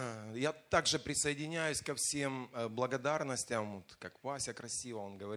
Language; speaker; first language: Russian; native; Russian